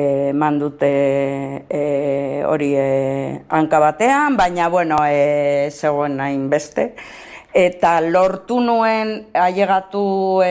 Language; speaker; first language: Basque; non-native, local second language; Spanish